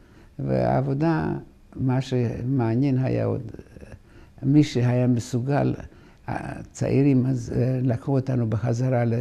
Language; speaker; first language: Hebrew; non-native, fluent; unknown